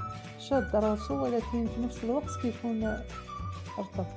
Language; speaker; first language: Arabic; native; Arabic